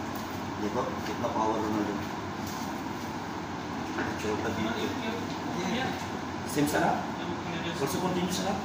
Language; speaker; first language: Hindi; non-native, learner; Filipino